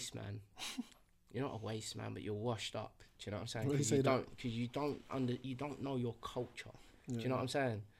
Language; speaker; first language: English; early bilingual, other home language; Yoruba